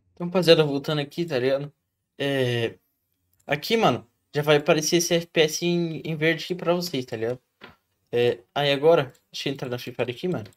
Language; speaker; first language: Portuguese; native; Portuguese